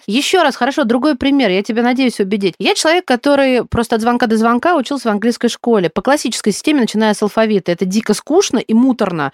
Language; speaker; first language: Russian; native; Russian